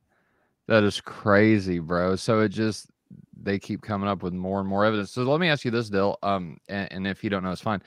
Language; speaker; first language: English; native; English